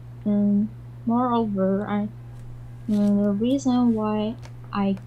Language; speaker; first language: English; non-native, learner; Chinese